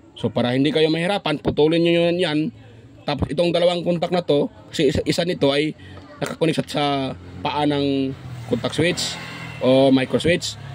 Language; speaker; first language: Filipino; non-native, local second language; Cebuano